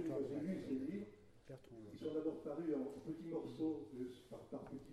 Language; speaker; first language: French; native; French